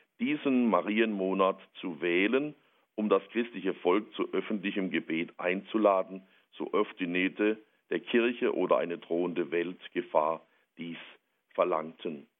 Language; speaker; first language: German; native; German